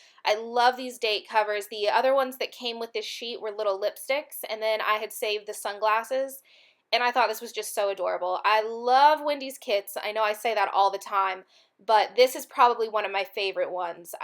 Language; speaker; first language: English; native; English